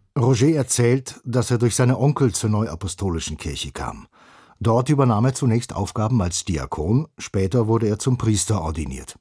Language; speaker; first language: German; native; German